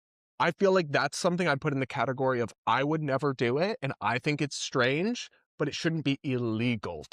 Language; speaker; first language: English; native; English